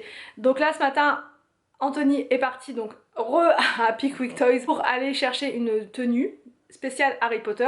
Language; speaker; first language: French; native; French